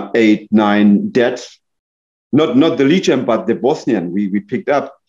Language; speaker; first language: English; non-native, fluent; German